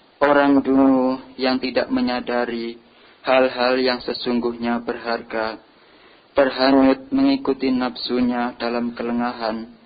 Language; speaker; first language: Indonesian; non-native, local second language; Javanese